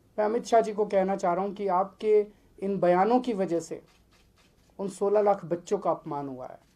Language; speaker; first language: Hindi; native; Hindi